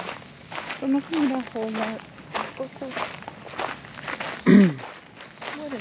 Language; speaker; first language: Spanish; early bilingual, other home language; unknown